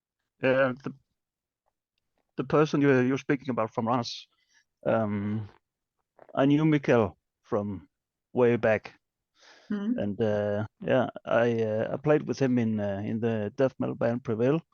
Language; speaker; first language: English; non-native, fluent; Danish